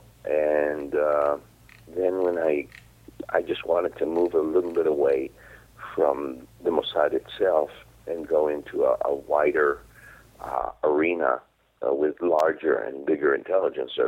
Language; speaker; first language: English; non-native, fluent; Hebrew